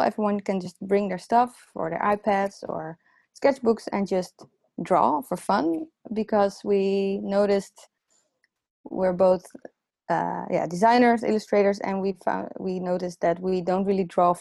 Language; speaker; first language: English; non-native, fluent; Dutch